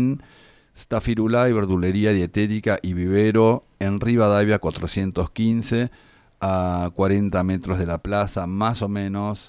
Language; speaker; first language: Spanish; native; Spanish